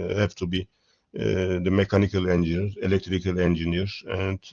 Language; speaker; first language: English; non-native, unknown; Turkish